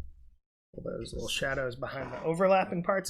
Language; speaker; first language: English; native; English